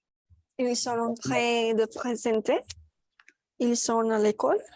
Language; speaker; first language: French; non-native, learner; Spanish